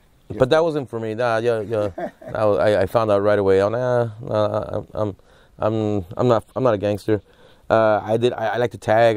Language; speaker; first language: English; early bilingual, other home language; Spanish